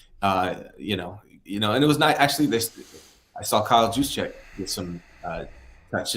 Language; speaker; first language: English; native; English